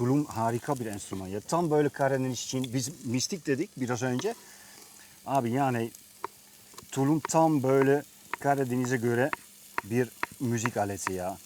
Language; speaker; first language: Turkish; non-native, fluent; Dutch